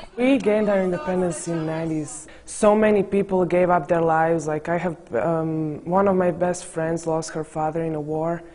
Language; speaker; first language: English; non-native, fluent; Croatian